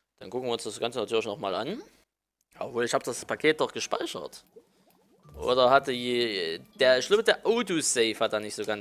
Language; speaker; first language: German; native; German